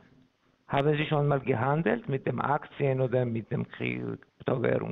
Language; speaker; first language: German; non-native, fluent; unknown